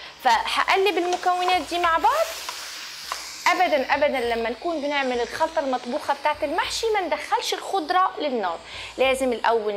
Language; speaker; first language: Arabic; native; Arabic